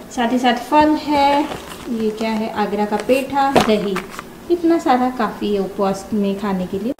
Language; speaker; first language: Hindi; non-native, local second language; Marathi